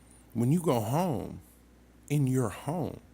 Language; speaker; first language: English; native; English